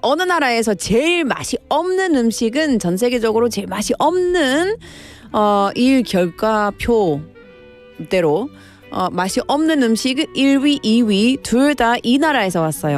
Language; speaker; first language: Korean; non-native, learner; English